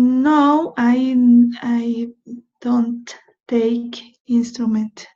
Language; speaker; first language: English; non-native, learner; Spanish